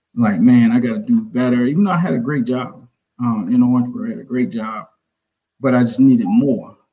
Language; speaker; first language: English; native; English